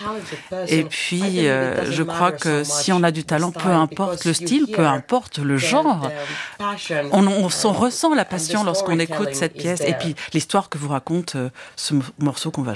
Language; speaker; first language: French; non-native, fluent; Ukrainian